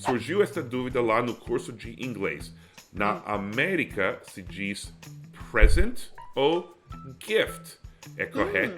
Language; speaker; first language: Portuguese; non-native, fluent; English